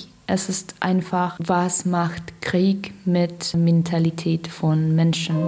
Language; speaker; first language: German; non-native, learner; Russian